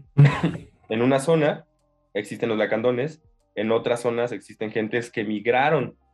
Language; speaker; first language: Spanish; native; Spanish